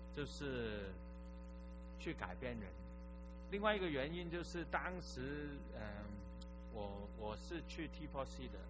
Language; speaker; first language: Chinese; non-native, local second language; Cantonese